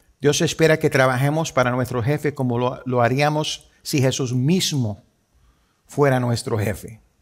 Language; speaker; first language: Spanish; early bilingual, heritage; Spanish